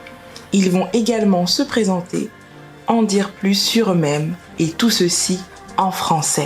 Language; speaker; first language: French; non-native, fluent; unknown